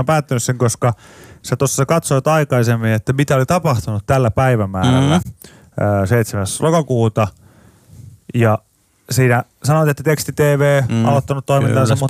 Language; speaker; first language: Finnish; native; Finnish